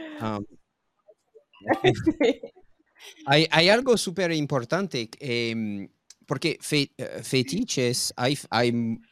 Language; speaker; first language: Spanish; non-native, fluent; English